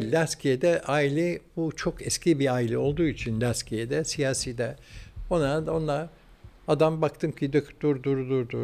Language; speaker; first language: Turkish; early bilingual, heritage; Turkish